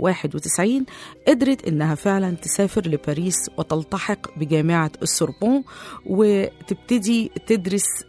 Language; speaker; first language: Arabic; native; Arabic